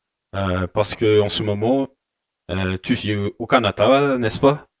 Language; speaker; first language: French; non-native, local second language; Malagasy